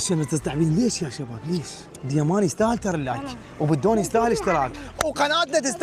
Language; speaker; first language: Arabic; native; Arabic